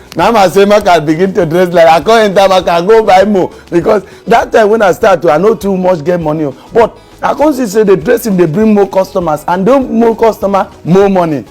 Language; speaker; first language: Nigerian Pidgin; native; Nigerian Pidgin